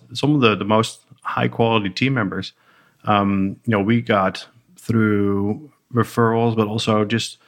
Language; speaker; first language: English; non-native, fluent; Dutch